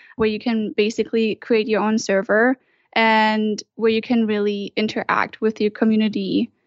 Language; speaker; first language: English; non-native, fluent; German